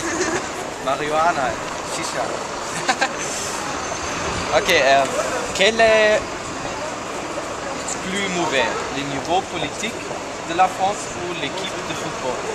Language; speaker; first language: French; non-native, learner; German